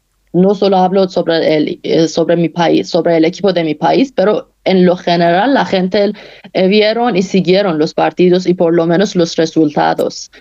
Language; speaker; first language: Spanish; non-native, fluent; Persian